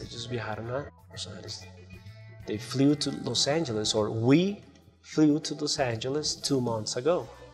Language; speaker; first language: English; non-native, fluent; Spanish